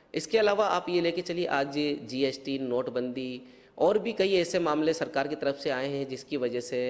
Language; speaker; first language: Hindi; native; Hindi